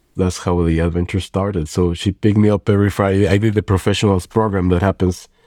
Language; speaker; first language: English; non-native, fluent; Spanish